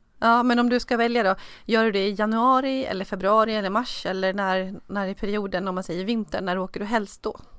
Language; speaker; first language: Swedish; native; Swedish